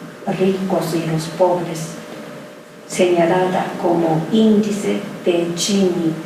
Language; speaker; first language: Spanish; non-native, fluent; Japanese